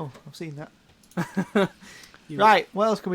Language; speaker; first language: English; native; English